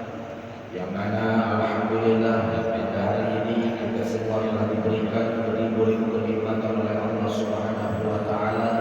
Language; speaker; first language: Indonesian; native; Indonesian